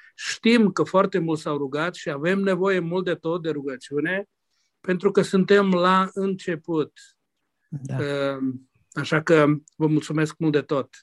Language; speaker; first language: Romanian; non-native, local second language; Hungarian